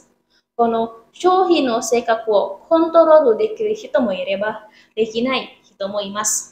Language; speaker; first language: Japanese; non-native, learner; Indonesian